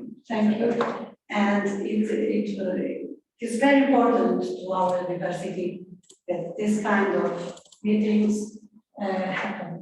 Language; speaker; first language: English; non-native, fluent; Portuguese